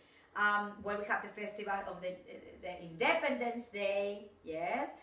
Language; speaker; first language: English; non-native, fluent; Spanish